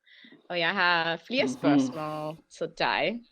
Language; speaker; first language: Danish; non-native, learner; English